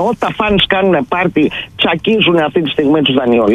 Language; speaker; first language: Greek; native; Greek